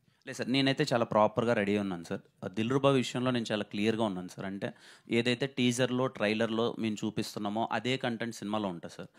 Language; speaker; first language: Telugu; native; Telugu